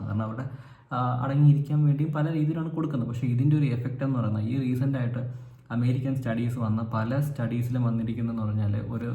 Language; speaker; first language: Malayalam; native; Malayalam